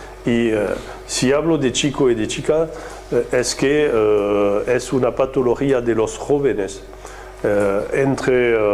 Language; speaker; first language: Spanish; non-native, fluent; French